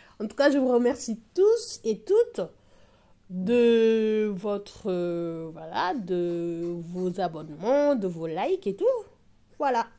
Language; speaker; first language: French; non-native, local second language; Wolof